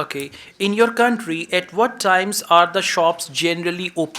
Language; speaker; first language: English; non-native, fluent; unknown